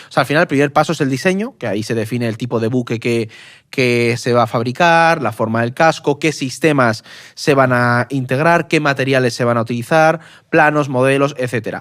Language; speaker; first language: Spanish; native; Spanish